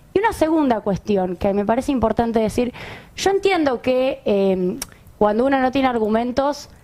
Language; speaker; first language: Spanish; native; Spanish